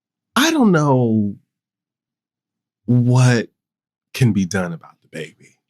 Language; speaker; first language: English; native; English